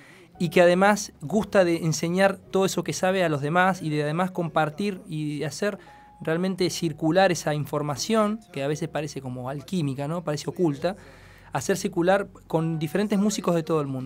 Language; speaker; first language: Spanish; native; Spanish